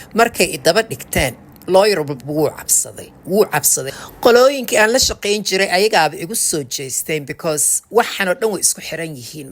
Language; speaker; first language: Somali; early bilingual, heritage; Somali